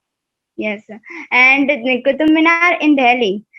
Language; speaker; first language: English; non-native, learner; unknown